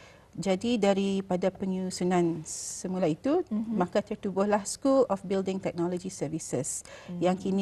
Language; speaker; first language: Malay; native; Malay